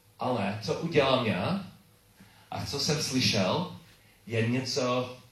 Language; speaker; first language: Czech; non-native, learner; English